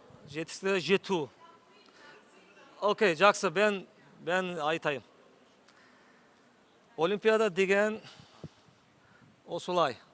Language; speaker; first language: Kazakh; non-native, learner; Turkish